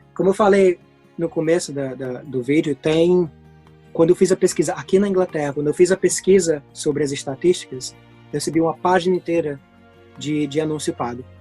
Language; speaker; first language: Portuguese; native; Portuguese